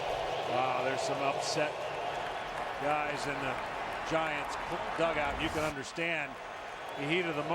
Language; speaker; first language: English; native; English